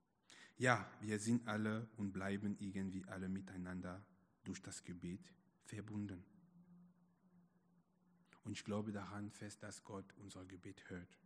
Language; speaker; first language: German; non-native, fluent; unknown